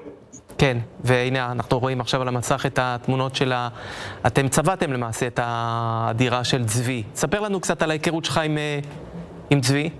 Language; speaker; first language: Hebrew; native; Hebrew